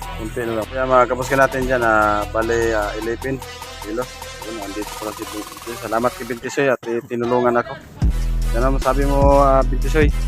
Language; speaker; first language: Filipino; non-native, local second language; Cebuano